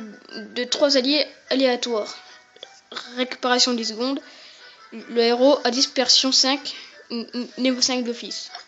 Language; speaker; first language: French; native; French